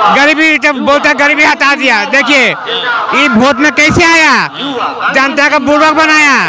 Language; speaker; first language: Hindi; non-native, local second language; Punjabi